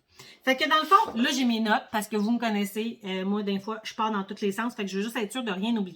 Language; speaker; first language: French; native; French